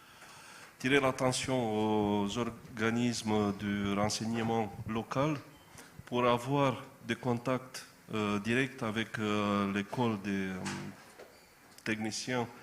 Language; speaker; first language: French; non-native, fluent; Romanian